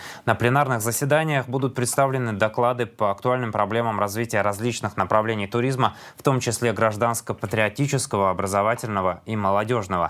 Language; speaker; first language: Russian; native; Russian